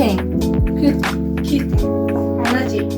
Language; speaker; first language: Japanese; non-native, learner; Mongolian